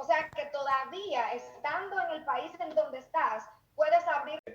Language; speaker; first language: Spanish; native; Spanish